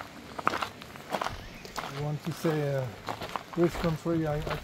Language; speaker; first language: English; non-native, learner; French